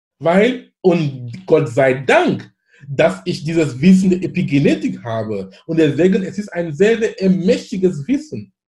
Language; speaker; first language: German; non-native, fluent; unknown